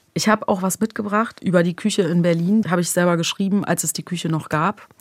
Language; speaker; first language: German; early bilingual, other home language; Croatian